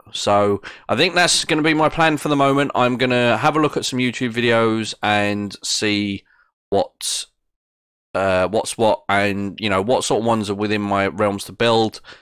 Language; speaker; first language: English; native; English